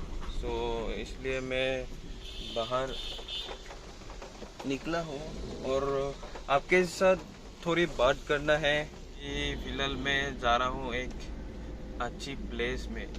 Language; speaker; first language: Hindi; non-native, local second language; Assamese